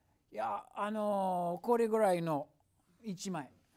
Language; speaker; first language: Japanese; non-native, fluent; English